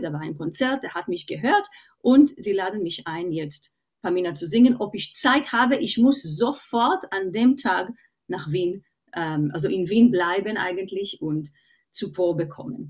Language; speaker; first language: German; non-native, fluent; Hebrew